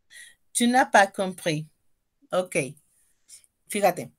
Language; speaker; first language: Spanish; native; Spanish